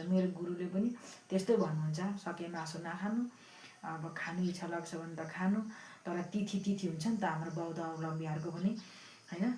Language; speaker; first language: Nepali; non-native, local second language; Eastern Tamang